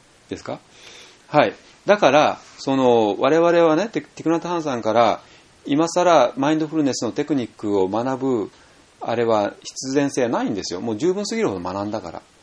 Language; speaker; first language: Japanese; native; Japanese